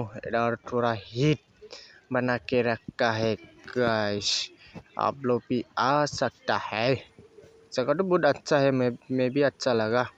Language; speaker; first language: Hindi; non-native, local second language; Bodo